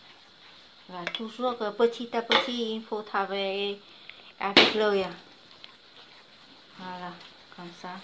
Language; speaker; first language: French; non-native, learner; Vietnamese